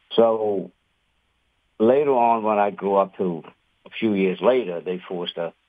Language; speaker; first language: English; non-native, fluent; Khmer